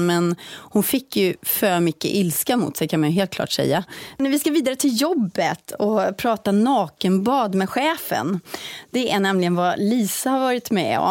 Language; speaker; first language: Swedish; native; Swedish